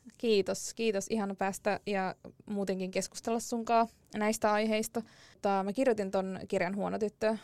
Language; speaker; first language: Finnish; early bilingual, other home language; Arabic